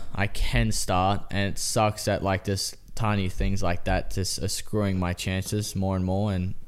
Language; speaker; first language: English; native; English